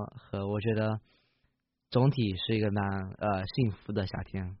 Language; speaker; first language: Chinese; early bilingual, heritage; Chinese